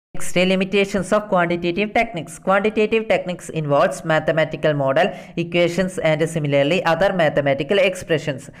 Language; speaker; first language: English; non-native, local second language; Malayalam